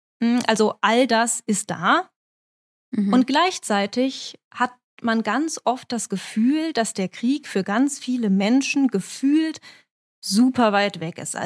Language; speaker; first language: German; native; German